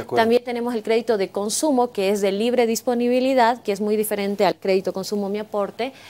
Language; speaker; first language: Spanish; native; Spanish